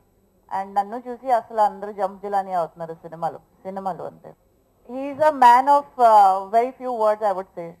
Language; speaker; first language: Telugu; non-native, local second language; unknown